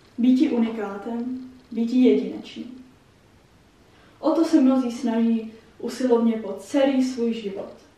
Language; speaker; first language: Czech; early bilingual, heritage; Czech